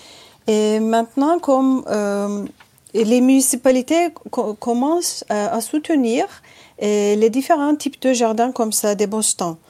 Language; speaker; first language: French; non-native, fluent; Turkish